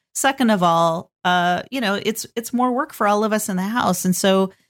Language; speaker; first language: English; native; English